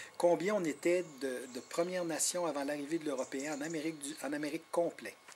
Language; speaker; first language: French; non-native, local second language; Innu-aimun